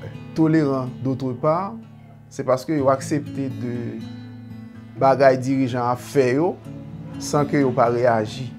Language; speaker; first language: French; non-native, learner; Haitian Creole